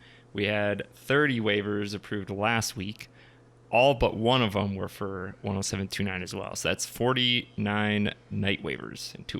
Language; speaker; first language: English; native; English